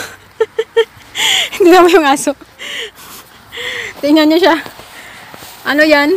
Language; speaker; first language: Filipino; non-native, local second language; Hiligaynon